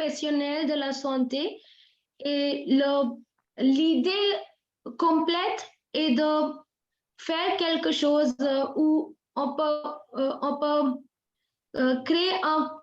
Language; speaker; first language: French; non-native, fluent; Hindi